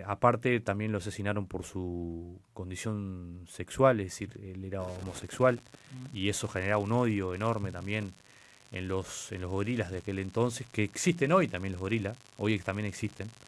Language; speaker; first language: Spanish; native; Spanish